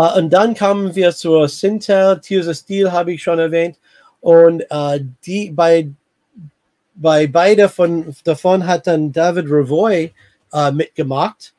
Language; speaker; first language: German; non-native, fluent; English